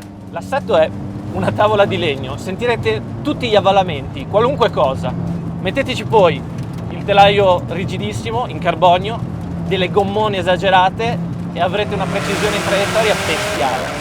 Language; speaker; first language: Italian; native; Italian